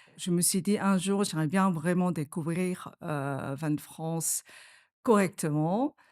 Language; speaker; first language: French; non-native, fluent; Korean